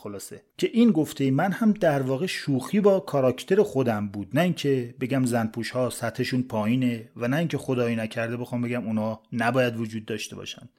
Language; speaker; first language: Persian; native; Persian